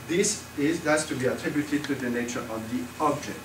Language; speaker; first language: English; non-native, fluent; French